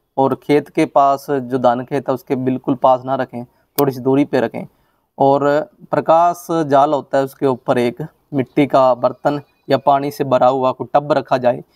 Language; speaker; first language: Hindi; non-native, local second language; Punjabi